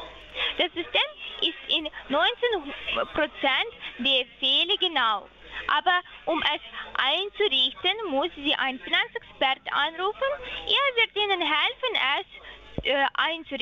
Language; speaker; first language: German; non-native, learner; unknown